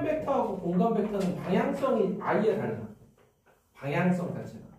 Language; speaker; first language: Korean; native; Korean